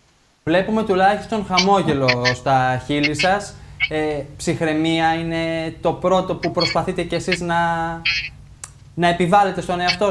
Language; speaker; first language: Greek; native; Greek